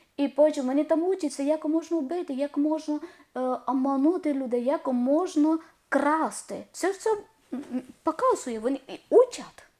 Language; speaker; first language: Ukrainian; non-native, learner; Malayalam